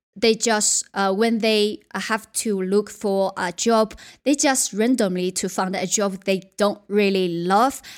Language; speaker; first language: English; non-native, fluent; Chinese